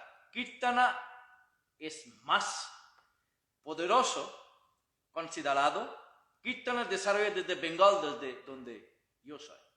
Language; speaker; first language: Spanish; non-native, learner; Bangla